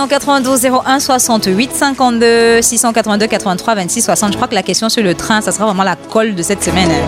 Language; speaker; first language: French; native; French